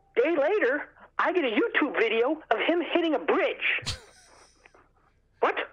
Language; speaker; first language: English; native; English